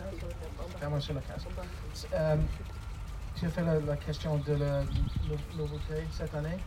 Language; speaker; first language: French; non-native, fluent; English